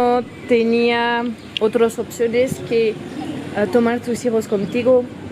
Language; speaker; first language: Spanish; non-native, learner; French